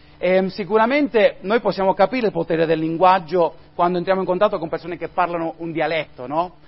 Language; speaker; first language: Italian; non-native, fluent; Spanish